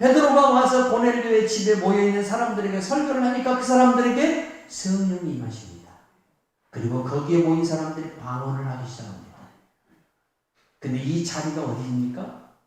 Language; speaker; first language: Korean; native; Korean